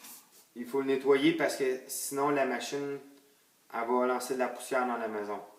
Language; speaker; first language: French; native; French